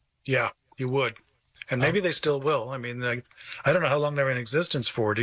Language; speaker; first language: English; native; English